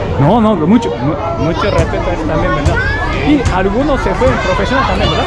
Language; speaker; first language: Spanish; non-native, learner; Japanese